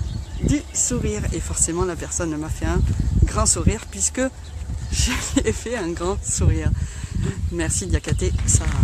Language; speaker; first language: French; native; French